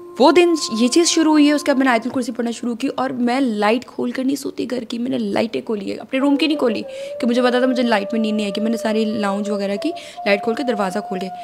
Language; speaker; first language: Urdu; native; Urdu